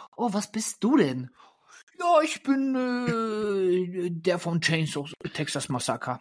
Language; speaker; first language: German; early bilingual, other home language; Polish